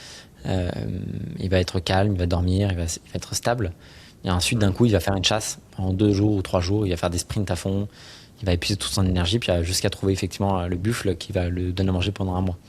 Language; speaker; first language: French; native; French